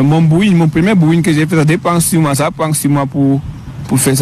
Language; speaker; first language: French; non-native, learner; English